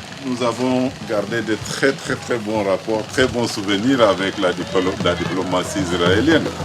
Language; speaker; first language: French; non-native, local second language; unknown